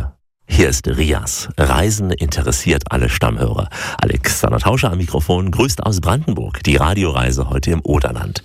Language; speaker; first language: German; native; German